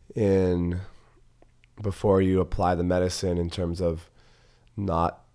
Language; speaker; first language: English; native; English